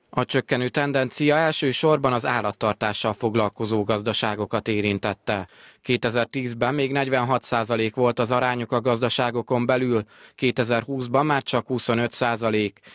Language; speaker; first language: Hungarian; native; Hungarian